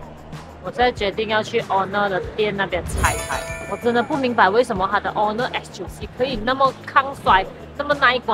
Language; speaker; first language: Chinese; native; Chinese